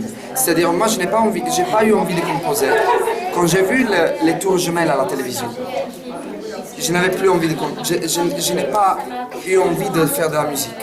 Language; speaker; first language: French; non-native, fluent; Italian